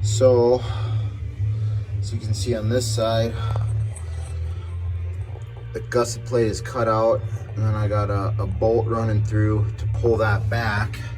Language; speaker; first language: English; native; English